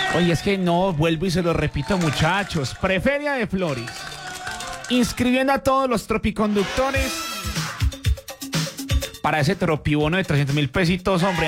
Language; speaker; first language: Spanish; native; Spanish